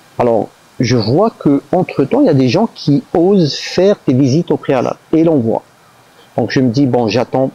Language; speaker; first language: French; non-native, local second language; Arabic